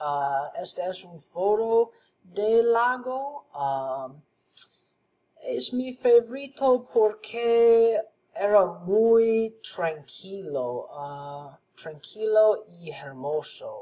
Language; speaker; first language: Spanish; non-native, learner; English